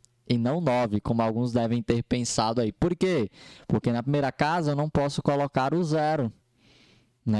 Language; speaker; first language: Portuguese; native; Portuguese